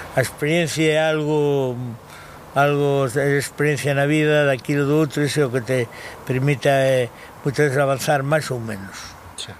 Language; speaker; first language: Galician; native; Galician